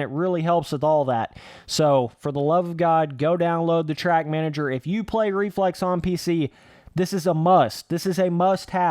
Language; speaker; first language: English; native; English